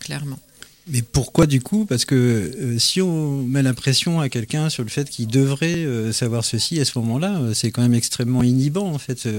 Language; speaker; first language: French; native; French